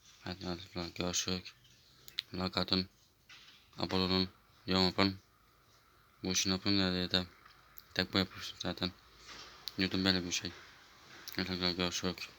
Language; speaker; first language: Turkish; early bilingual, heritage; Turkish